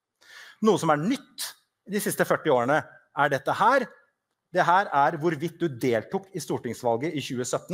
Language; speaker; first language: Norwegian; native; Norwegian